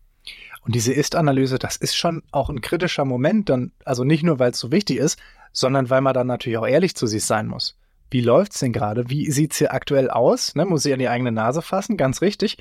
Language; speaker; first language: German; native; German